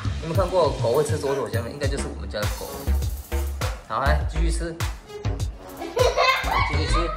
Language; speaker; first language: Chinese; native; Chinese